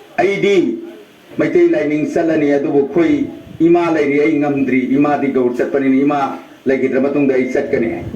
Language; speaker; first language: Manipuri; early bilingual, heritage; Manipuri